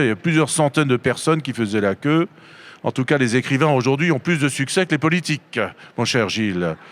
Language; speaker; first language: French; native; French